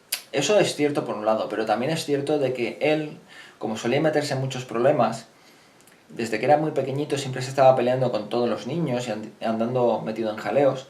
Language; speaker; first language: Spanish; native; Spanish